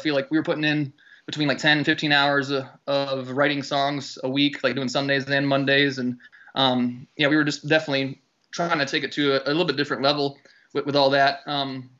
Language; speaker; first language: English; native; English